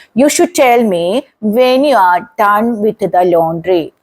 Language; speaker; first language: English; non-native, local second language; Malayalam